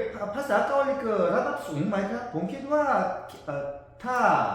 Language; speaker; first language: Thai; non-native, learner; Korean